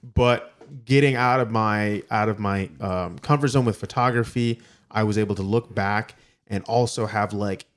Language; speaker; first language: English; native; English